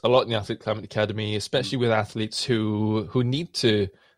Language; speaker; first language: English; native; English